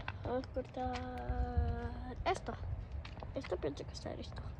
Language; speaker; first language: Spanish; early bilingual, heritage; English